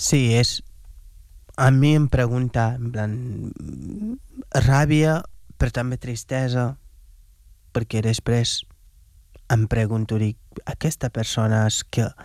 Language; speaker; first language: Catalan; non-native, fluent; Wolof